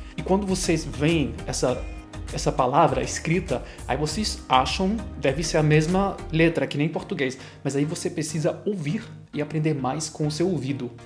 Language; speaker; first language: Portuguese; non-native, fluent; German